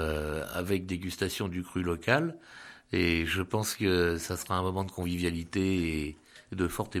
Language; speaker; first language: French; native; French